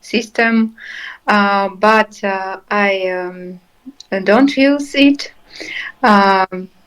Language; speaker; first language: English; non-native, learner; Russian